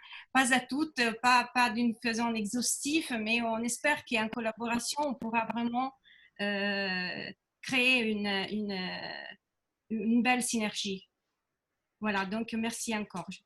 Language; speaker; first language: French; non-native, fluent; Italian